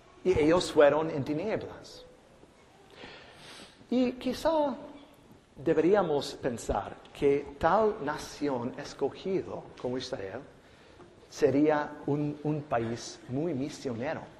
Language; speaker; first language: Spanish; non-native, fluent; English